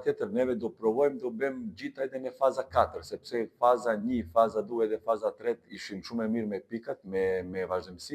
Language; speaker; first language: Albanian; non-native, learner; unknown